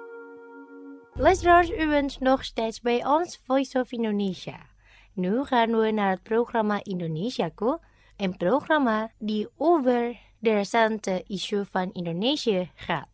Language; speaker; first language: Dutch; non-native, fluent; Indonesian